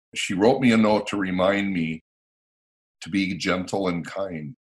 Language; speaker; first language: English; native; English